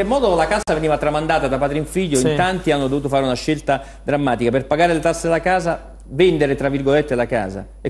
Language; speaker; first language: Italian; native; Italian